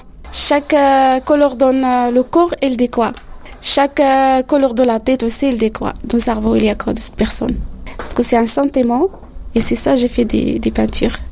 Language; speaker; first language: French; non-native, learner; Arabic